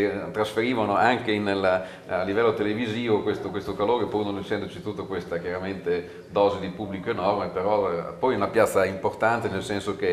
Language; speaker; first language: Italian; native; Italian